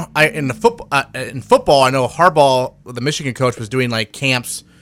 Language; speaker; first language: English; native; English